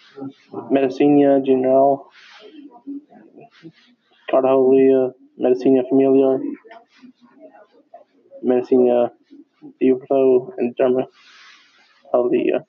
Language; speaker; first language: Spanish; non-native, learner; English